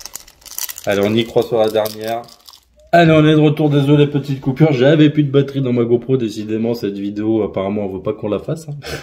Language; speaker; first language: French; native; French